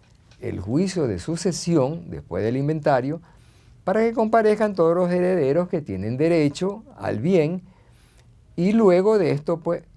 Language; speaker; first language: Spanish; native; Spanish